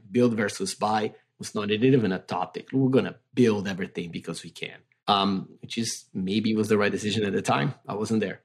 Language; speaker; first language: English; non-native, fluent; Portuguese